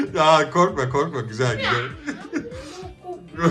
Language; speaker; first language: Turkish; early bilingual, heritage; Turkish